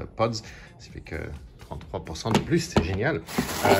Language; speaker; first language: French; native; French